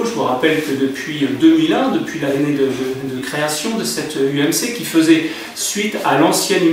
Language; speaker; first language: French; native; French